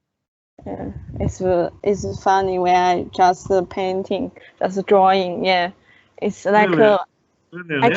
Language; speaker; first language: English; non-native, learner; Chinese